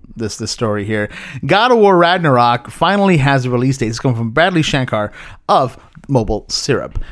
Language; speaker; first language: English; early bilingual, other home language; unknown